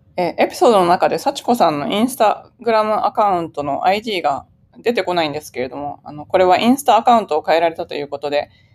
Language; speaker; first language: Japanese; native; Japanese